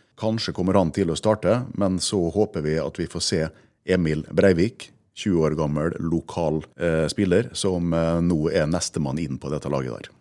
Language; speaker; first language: Norwegian; native; Norwegian